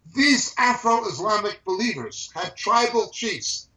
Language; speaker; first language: English; native; English